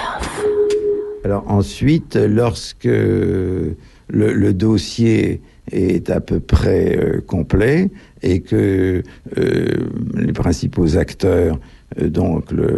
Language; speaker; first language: French; native; French